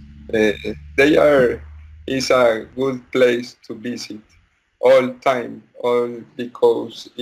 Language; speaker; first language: English; non-native, learner; Spanish